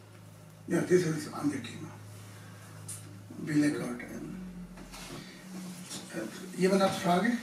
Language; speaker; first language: German; non-native, learner; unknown